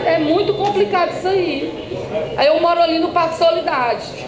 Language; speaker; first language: Portuguese; native; Portuguese